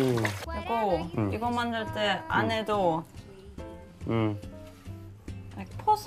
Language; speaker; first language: Korean; non-native, learner; German